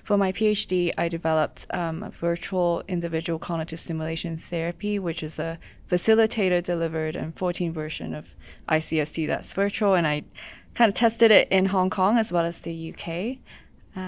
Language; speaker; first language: English; non-native, local second language; Cantonese